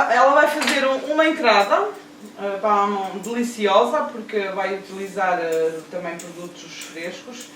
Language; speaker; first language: Portuguese; early bilingual, heritage; Portuguese